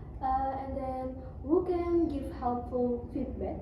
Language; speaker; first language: English; non-native, learner; Indonesian